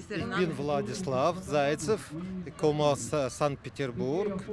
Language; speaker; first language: German; non-native, learner; Russian